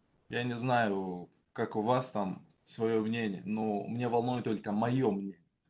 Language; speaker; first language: Russian; non-native, local second language; Romanian